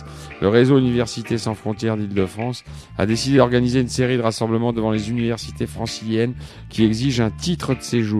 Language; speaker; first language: French; native; French